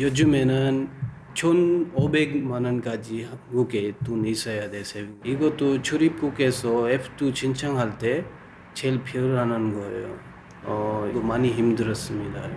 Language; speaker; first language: Korean; non-native, learner; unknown